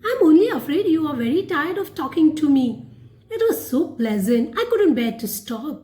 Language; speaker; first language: English; non-native, local second language; Hindi